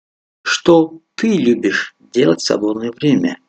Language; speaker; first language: Russian; non-native, local second language; Tajik